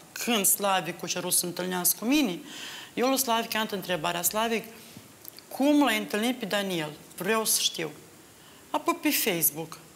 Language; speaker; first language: Romanian; native; Romanian